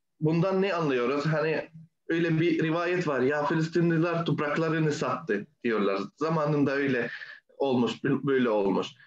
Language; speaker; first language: Turkish; non-native, fluent; Arabic